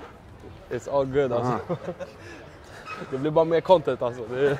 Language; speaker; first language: Swedish; native; Swedish